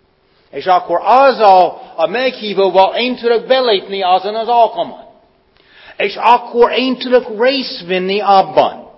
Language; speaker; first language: Hungarian; non-native, fluent; English